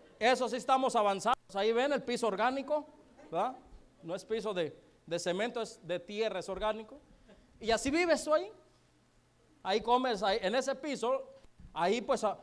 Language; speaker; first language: Spanish; native; Spanish